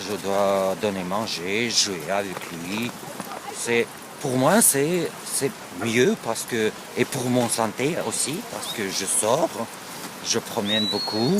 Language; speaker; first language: French; non-native, learner; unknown